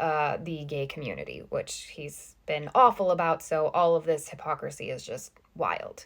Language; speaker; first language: English; native; English